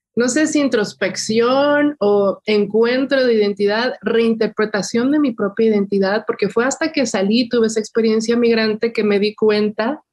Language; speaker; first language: Spanish; native; Spanish